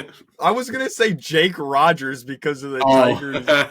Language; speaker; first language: English; native; English